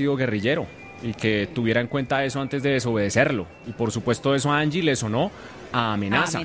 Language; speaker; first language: Spanish; native; Spanish